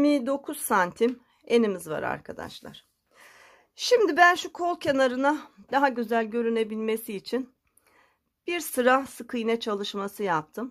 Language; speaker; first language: Turkish; native; Turkish